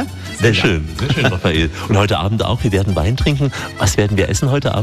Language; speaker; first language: German; native; German